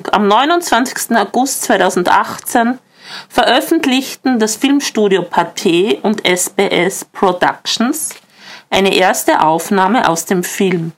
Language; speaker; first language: German; native; German